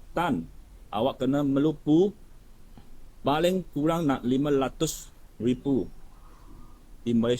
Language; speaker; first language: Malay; non-native, local second language; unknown